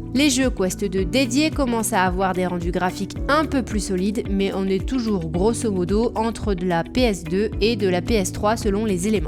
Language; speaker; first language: French; native; French